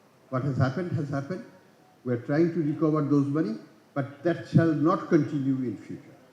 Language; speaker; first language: English; non-native, local second language; Bangla